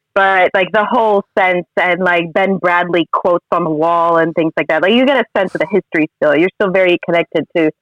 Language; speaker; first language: English; native; English